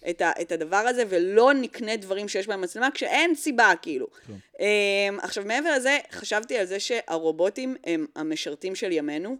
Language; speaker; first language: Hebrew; early bilingual, other home language; English